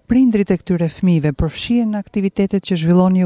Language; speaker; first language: Albanian; native; Albanian